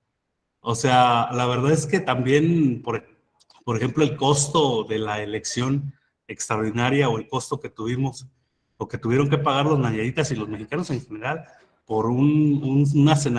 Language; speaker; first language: Spanish; native; Spanish